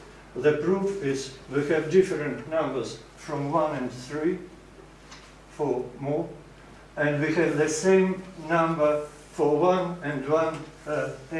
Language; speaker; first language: English; non-native, fluent; Russian